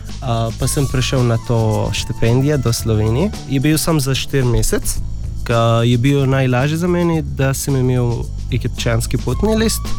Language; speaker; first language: Slovenian; non-native, learner; Arabic